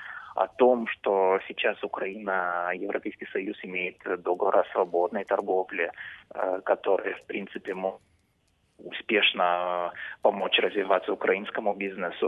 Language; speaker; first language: Russian; non-native, fluent; Lithuanian